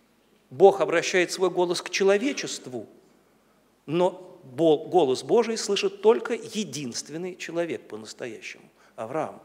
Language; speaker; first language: Russian; native; Russian